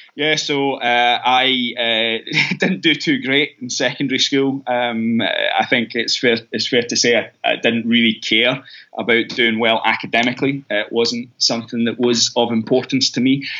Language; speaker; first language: English; native; English